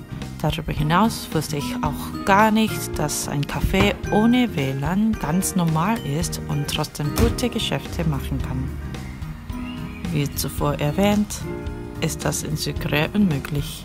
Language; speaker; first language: German; non-native, fluent; Korean